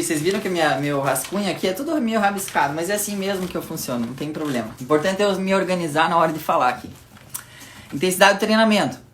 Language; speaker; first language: Portuguese; native; Portuguese